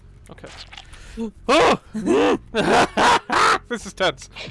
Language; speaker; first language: English; native; English